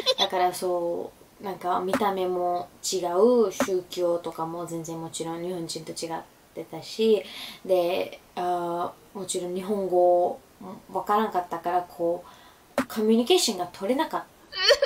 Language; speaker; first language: Japanese; non-native, fluent; Urdu